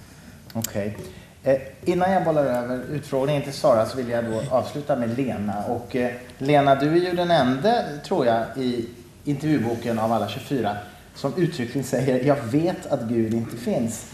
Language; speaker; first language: Swedish; native; Swedish